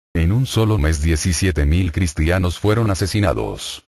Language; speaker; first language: Spanish; native; Spanish